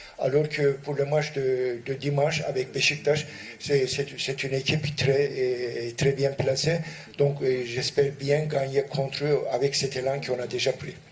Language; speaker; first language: French; non-native, fluent; Turkish